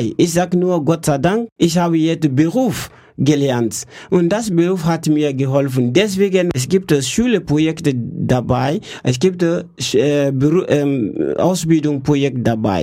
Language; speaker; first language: German; non-native, learner; French